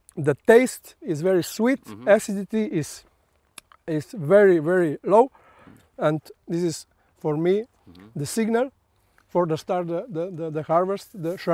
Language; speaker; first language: English; non-native, learner; Slovenian